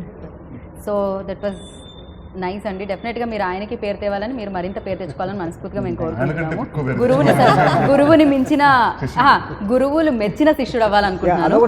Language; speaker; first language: Telugu; native; Telugu